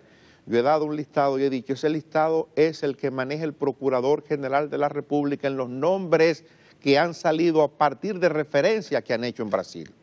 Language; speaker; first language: Spanish; native; Spanish